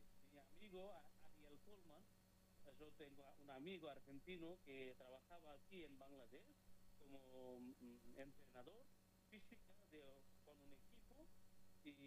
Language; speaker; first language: Spanish; non-native, fluent; Bangla